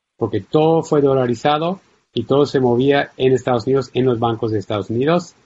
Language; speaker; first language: Spanish; non-native, fluent; English